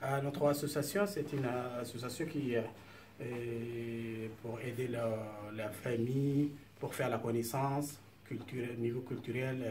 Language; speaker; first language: French; non-native, fluent; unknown